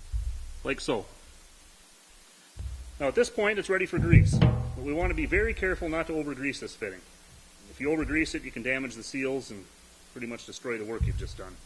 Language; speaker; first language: English; native; English